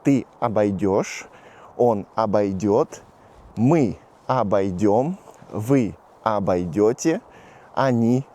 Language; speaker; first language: Russian; non-native, fluent; Portuguese